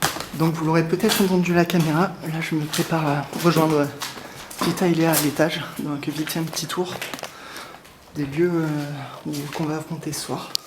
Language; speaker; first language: French; native; French